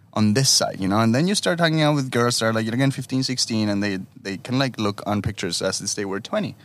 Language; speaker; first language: English; non-native, fluent; Spanish